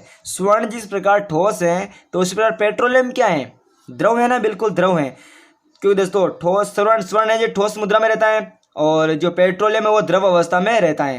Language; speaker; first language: Hindi; native; Hindi